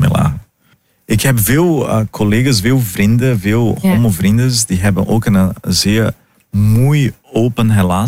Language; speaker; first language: Dutch; non-native, learner; Portuguese